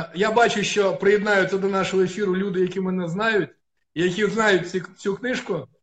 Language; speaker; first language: Ukrainian; non-native, local second language; Russian